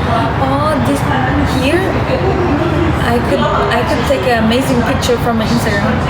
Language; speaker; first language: English; non-native, fluent; Turkish